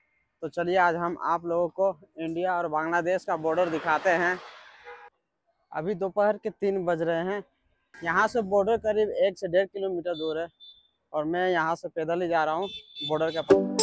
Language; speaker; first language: Hindi; native; Hindi